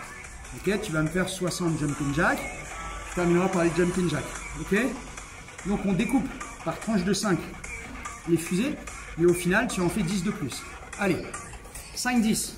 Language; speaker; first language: French; native; French